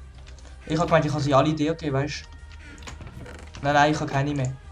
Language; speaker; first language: German; native; German